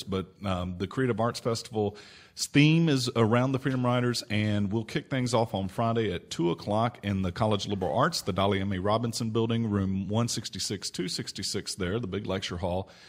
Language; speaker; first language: English; native; English